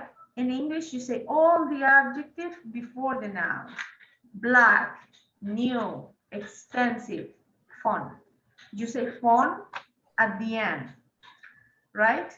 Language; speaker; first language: English; non-native, fluent; Spanish